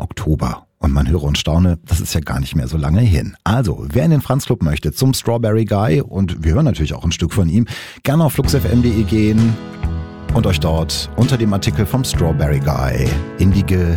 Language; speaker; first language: German; native; German